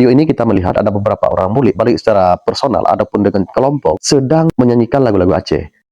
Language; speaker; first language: Indonesian; native; Indonesian